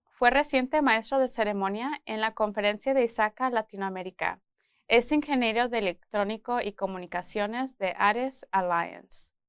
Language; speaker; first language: Spanish; early bilingual, heritage; Spanish